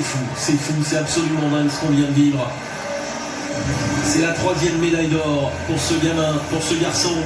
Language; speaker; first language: French; native; French